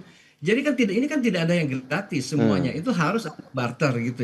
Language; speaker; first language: Indonesian; native; Indonesian